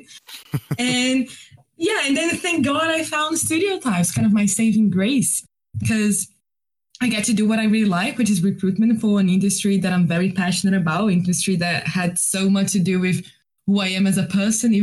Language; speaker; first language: English; non-native, fluent; Portuguese